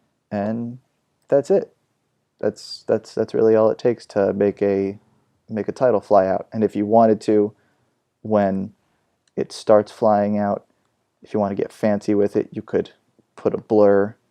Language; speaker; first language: English; native; English